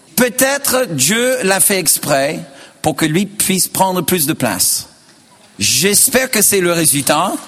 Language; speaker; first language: French; non-native, fluent; English